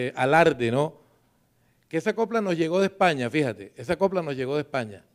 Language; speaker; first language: Spanish; native; Spanish